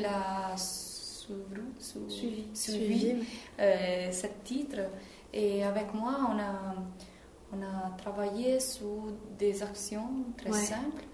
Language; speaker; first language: French; non-native, fluent; Italian